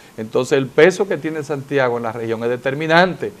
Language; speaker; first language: Spanish; native; Spanish